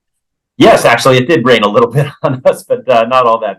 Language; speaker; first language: English; native; English